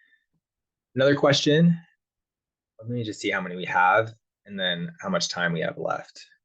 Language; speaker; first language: English; native; English